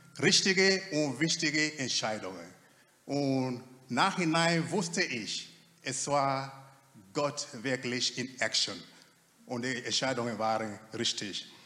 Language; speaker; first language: German; non-native, fluent; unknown